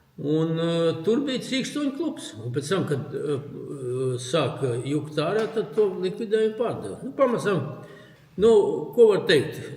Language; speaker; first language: Latvian; non-native, local second language; Russian